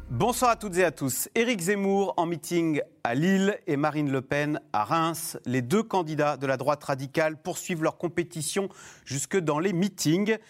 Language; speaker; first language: French; native; French